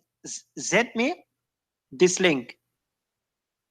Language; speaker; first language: English; non-native, learner; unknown